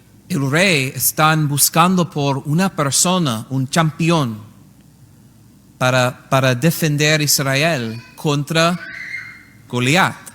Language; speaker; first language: Spanish; non-native, learner; English